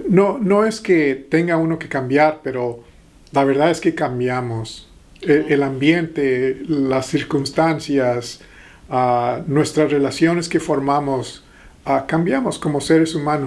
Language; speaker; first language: Spanish; early bilingual, heritage; Spanish